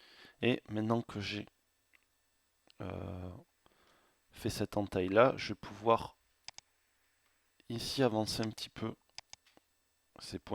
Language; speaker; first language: French; native; French